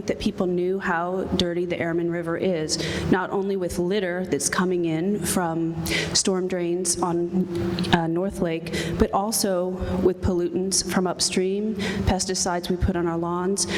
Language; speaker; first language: English; native; English